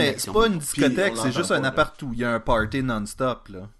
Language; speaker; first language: French; native; French